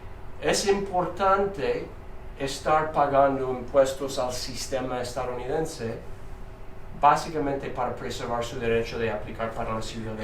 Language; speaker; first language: Spanish; non-native, fluent; English